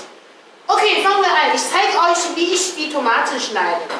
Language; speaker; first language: German; non-native, fluent; Chinese